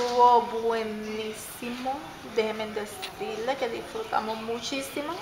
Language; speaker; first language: Spanish; native; Spanish